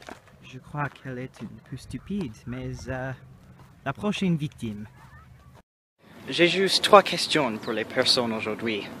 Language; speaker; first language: French; non-native, learner; English